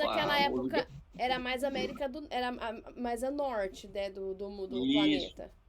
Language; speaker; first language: Portuguese; native; Portuguese